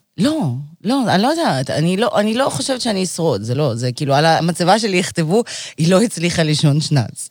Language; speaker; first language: Hebrew; early bilingual, other home language; Russian